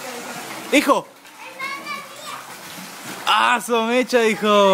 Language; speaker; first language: Spanish; native; Spanish